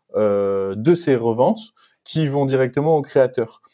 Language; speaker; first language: French; native; French